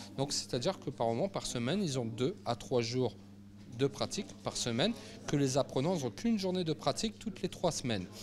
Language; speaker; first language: French; native; French